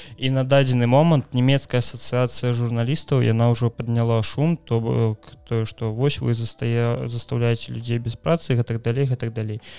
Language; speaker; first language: Belarusian; non-native, local second language; Russian